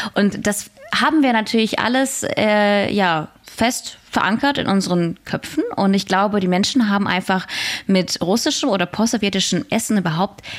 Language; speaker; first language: German; early bilingual, other home language; Russian